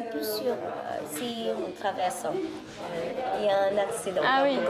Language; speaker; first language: French; non-native, learner; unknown